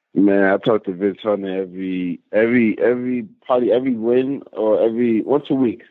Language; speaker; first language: English; native; English